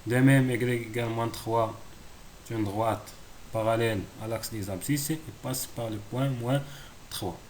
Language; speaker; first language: French; non-native, local second language; Arabic